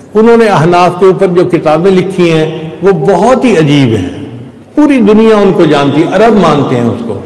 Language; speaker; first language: Urdu; non-native, local second language; Punjabi